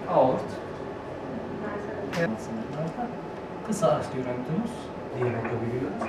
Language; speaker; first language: Turkish; non-native, fluent; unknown